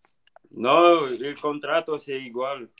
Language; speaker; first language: Italian; non-native, learner; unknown